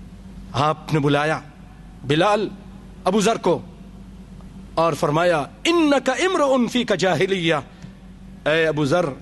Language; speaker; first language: Urdu; native; Urdu